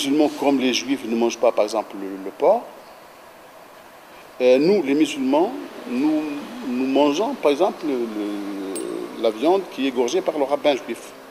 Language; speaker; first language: French; non-native, local second language; Arabic